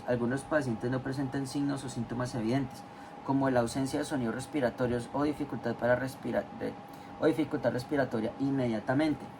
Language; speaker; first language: Spanish; native; Spanish